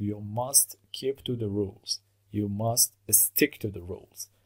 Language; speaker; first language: English; non-native, fluent; Persian